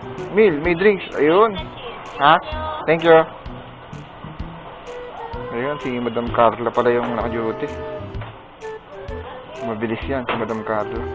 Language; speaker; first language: Filipino; native; Filipino